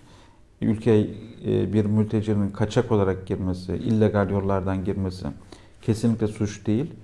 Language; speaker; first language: Turkish; native; Turkish